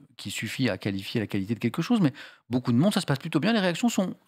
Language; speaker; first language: French; native; French